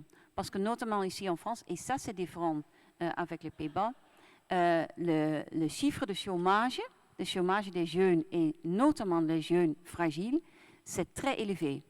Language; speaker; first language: French; non-native, fluent; Dutch